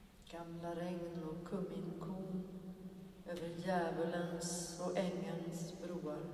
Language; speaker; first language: Swedish; native; Swedish